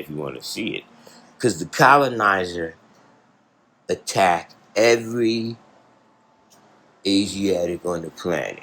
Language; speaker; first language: English; native; English